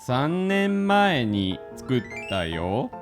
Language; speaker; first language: Japanese; non-native, fluent; English